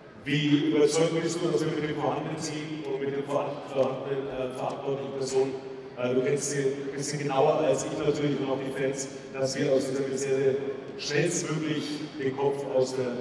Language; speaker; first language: German; native; German